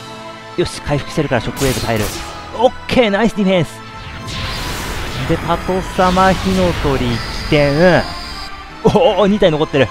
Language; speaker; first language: Japanese; native; Japanese